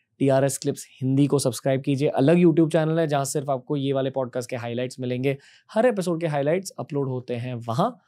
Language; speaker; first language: Hindi; native; Hindi